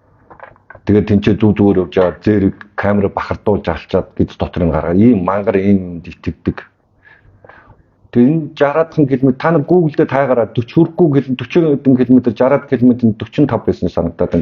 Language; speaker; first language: Mongolian; native; Mongolian